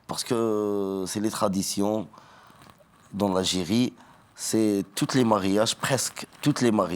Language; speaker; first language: French; non-native, learner; Arabic